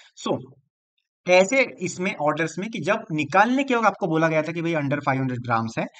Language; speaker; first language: Hindi; non-native, local second language; Marathi